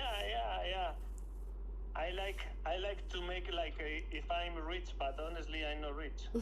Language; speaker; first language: English; non-native, learner; Spanish